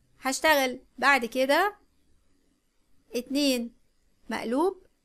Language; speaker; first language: Arabic; native; Arabic